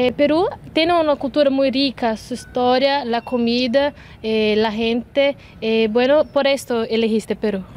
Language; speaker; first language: Spanish; non-native, learner; Portuguese